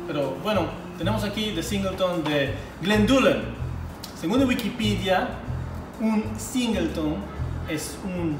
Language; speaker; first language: Spanish; non-native, fluent; Hebrew